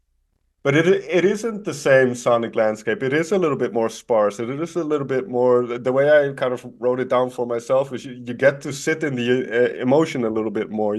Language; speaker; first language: English; non-native, fluent; Dutch